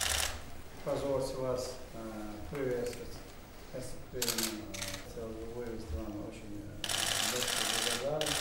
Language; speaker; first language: Russian; non-native, local second language; Turkmen